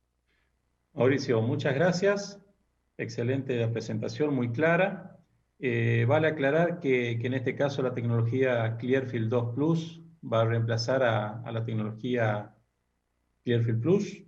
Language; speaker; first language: Spanish; native; Spanish